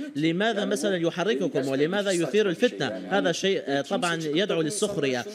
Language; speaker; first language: Arabic; non-native, fluent; Turkish